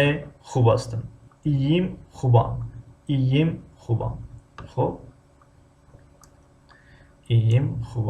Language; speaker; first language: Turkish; non-native, fluent; Persian